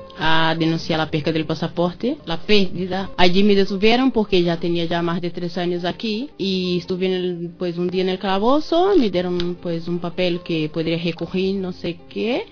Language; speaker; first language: Spanish; non-native, fluent; Portuguese